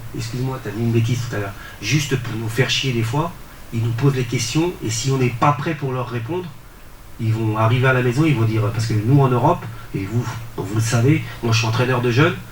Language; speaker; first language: French; early bilingual, other home language; Portuguese